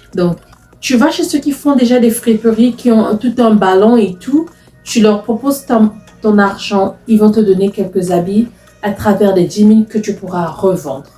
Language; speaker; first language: French; non-native, local second language; Lingala